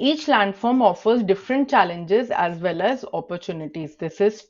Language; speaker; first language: English; non-native, local second language; Hindi